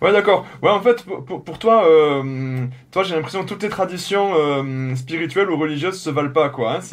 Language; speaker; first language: French; native; French